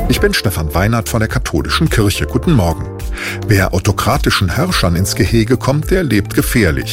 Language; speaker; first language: German; native; German